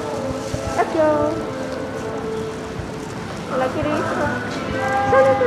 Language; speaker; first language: Indonesian; native; Indonesian